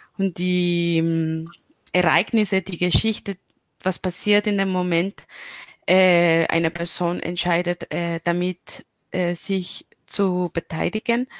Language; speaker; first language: German; non-native, fluent; Spanish